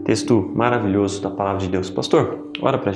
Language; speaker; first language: Portuguese; native; Portuguese